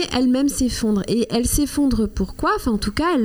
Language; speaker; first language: French; non-native, local second language; Kinyarwanda